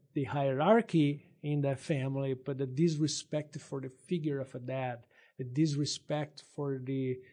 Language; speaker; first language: English; non-native, fluent; Portuguese